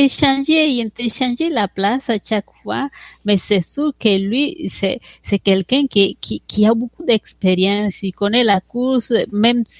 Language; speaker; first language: French; non-native, fluent; Spanish